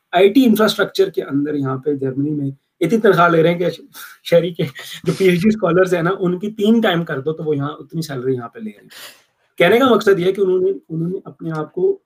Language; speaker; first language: Urdu; native; Urdu